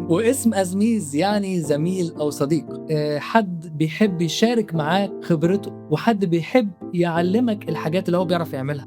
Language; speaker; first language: Arabic; native; Arabic